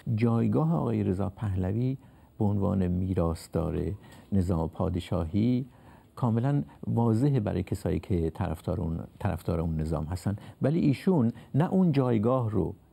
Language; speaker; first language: Persian; native; Persian